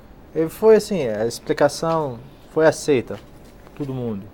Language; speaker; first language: Portuguese; non-native, fluent; Arabic